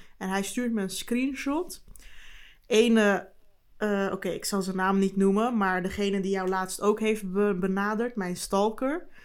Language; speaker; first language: Dutch; early bilingual, other home language; Turkish